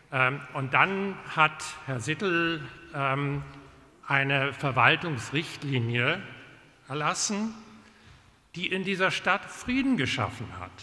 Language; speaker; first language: German; native; German